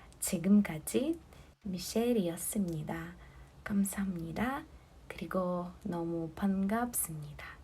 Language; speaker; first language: Korean; non-native, learner; Russian